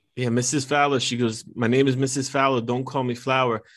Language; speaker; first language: English; early bilingual, other home language; Italian